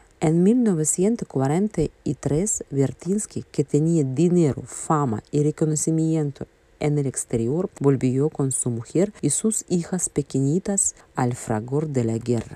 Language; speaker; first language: Spanish; non-native, fluent; Russian